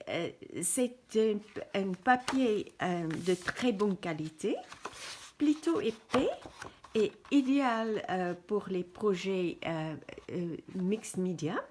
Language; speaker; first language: French; non-native, fluent; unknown